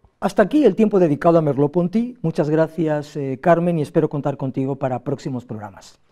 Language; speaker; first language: Spanish; native; Spanish